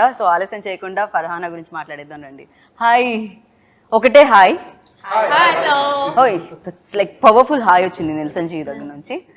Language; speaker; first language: Telugu; native; Telugu